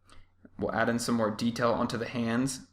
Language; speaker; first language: English; native; English